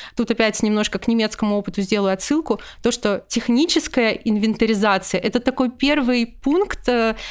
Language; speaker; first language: Russian; native; Russian